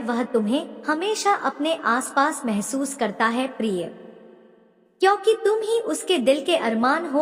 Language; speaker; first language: Hindi; native; Hindi